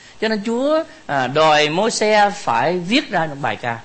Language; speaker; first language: Vietnamese; native; Vietnamese